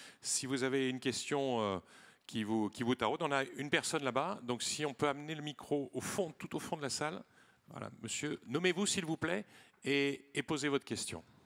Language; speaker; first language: French; native; French